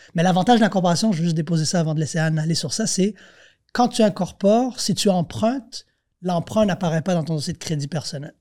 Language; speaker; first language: French; native; French